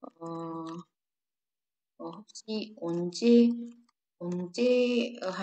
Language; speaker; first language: Korean; non-native, fluent; Indonesian